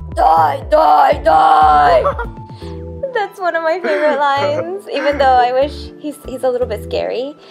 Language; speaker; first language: English; early bilingual, other home language; Korean